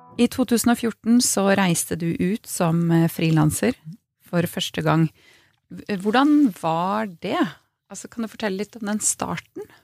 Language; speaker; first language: Norwegian; native; Norwegian